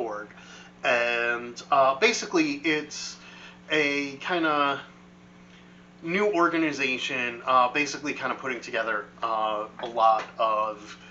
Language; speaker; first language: English; native; English